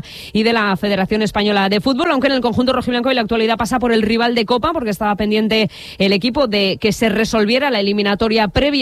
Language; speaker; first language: Spanish; native; Spanish